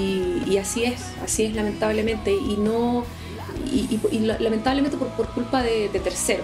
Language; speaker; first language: Spanish; native; Spanish